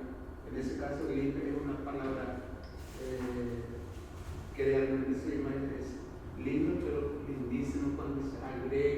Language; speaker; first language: Spanish; non-native, local second language; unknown